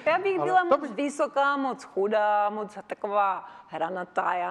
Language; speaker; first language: Czech; early bilingual, heritage; Czech